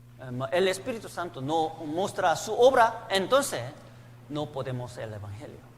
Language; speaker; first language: Spanish; non-native, learner; Korean